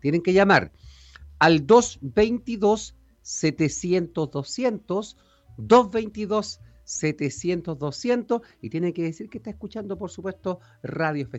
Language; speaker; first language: Spanish; native; Spanish